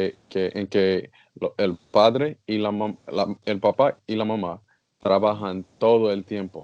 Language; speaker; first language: Spanish; non-native, learner; English